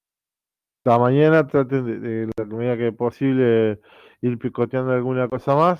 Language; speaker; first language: Spanish; native; Spanish